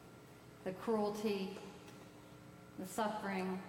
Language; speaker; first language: English; native; English